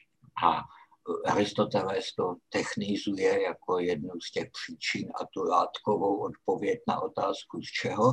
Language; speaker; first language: Czech; native; Czech